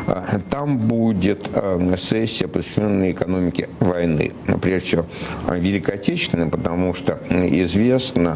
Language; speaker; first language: Russian; native; Russian